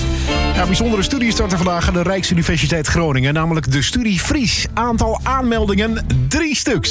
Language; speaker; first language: Dutch; native; Dutch